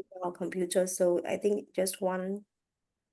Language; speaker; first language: English; non-native, learner; French